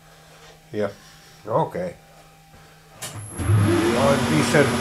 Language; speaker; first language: German; non-native, learner; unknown